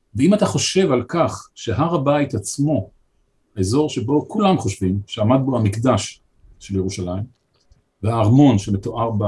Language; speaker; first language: Hebrew; native; Hebrew